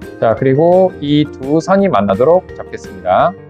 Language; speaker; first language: Korean; native; Korean